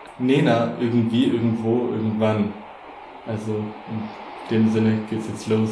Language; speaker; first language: German; native; German